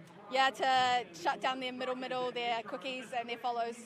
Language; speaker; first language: English; native; English